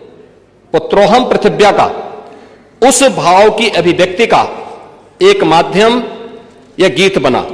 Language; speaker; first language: Hindi; native; Hindi